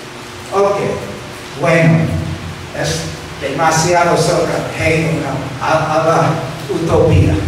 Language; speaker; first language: Spanish; non-native, fluent; English